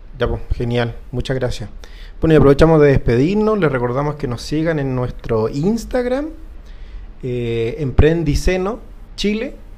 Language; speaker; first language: Spanish; native; Spanish